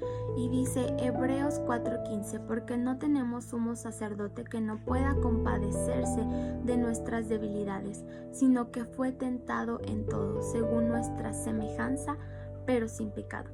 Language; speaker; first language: Spanish; native; Spanish